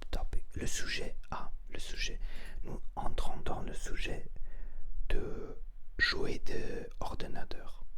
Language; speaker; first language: French; non-native, learner; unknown